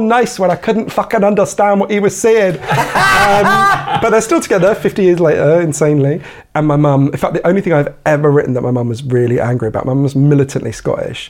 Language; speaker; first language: English; native; English